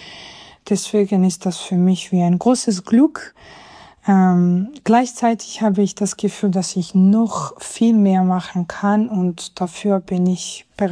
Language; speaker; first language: German; non-native, fluent; Georgian